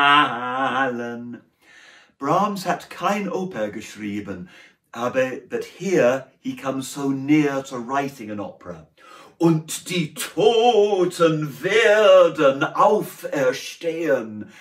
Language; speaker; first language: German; non-native, fluent; English